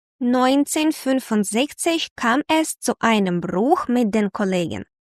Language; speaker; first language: German; non-native, fluent; Ukrainian